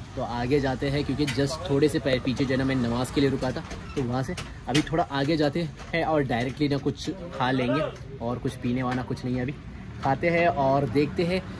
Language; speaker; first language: Hindi; non-native, local second language; Konkani